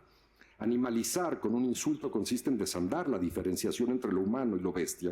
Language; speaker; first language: Spanish; native; Spanish